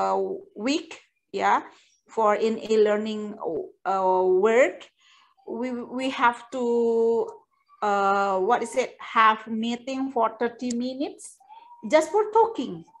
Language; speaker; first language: English; non-native, fluent; Indonesian